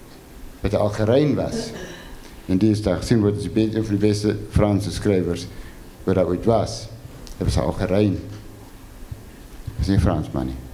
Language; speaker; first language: Afrikaans; non-native, fluent; French